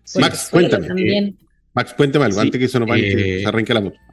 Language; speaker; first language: Spanish; native; Spanish